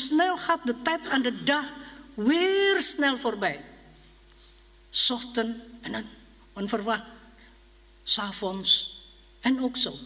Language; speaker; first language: Dutch; non-native, learner; Indonesian